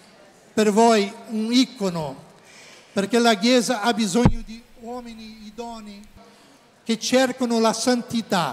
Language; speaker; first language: Italian; non-native, learner; Portuguese